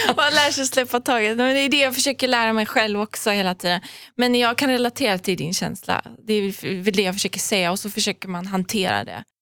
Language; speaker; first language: Swedish; early bilingual, other home language; Persian